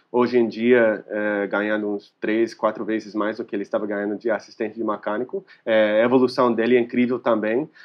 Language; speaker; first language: Portuguese; non-native, fluent; English